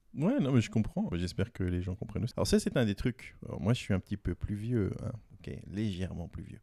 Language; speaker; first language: French; native; French